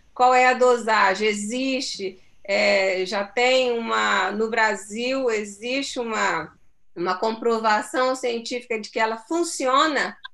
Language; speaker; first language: Portuguese; native; Portuguese